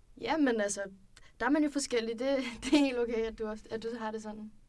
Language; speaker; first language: Danish; native; Danish